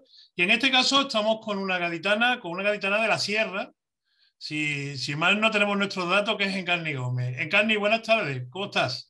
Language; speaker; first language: Spanish; native; Spanish